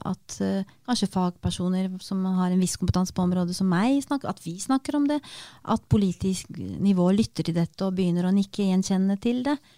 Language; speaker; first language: Norwegian; early bilingual, other home language; Romanian